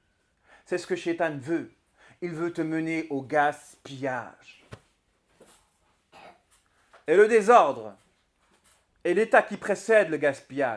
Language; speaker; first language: French; native; French